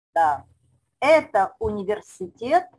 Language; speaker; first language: Russian; non-native, fluent; Spanish